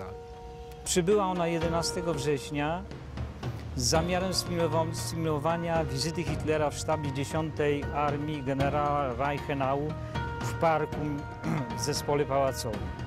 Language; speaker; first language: Polish; native; Polish